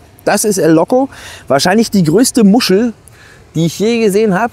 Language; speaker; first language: German; native; German